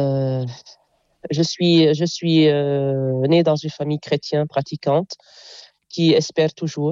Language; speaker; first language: French; non-native, local second language; Arabic